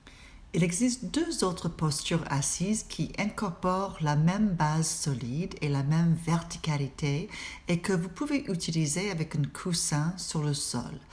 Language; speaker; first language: French; non-native, fluent; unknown